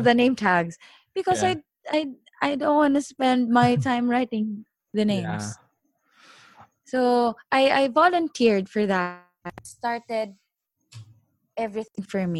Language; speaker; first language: English; non-native, local second language; Filipino